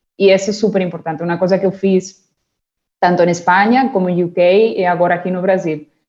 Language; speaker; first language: Portuguese; non-native, fluent; Spanish